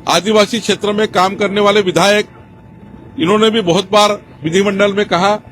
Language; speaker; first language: Hindi; non-native, local second language; Marathi